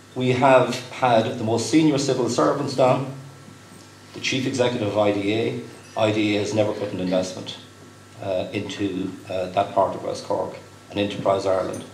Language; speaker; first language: English; native; English